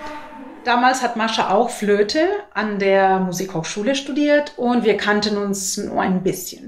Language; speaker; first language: German; non-native, fluent; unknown